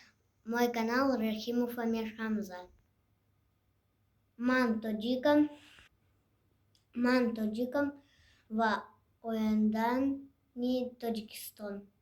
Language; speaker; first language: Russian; non-native, local second language; Tajik